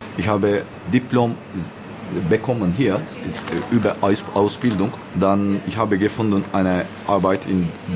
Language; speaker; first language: German; non-native, learner; Turkish